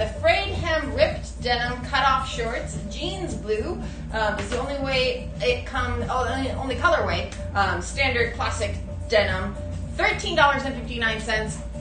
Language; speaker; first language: English; native; English